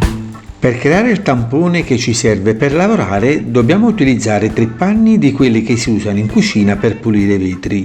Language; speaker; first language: Italian; native; Italian